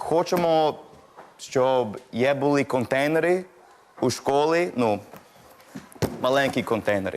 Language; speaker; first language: Ukrainian; non-native, learner; English